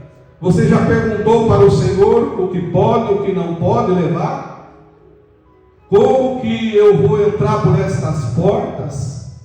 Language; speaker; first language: Portuguese; native; Portuguese